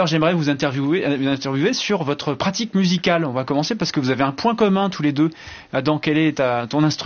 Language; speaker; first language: French; native; French